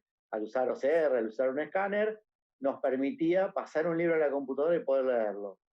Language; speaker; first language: Spanish; native; Spanish